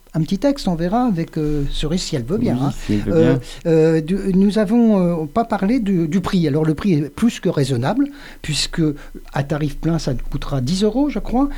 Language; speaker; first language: French; native; French